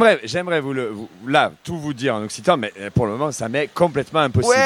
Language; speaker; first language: French; native; French